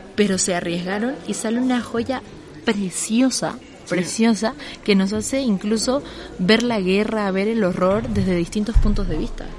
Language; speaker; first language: Spanish; native; Spanish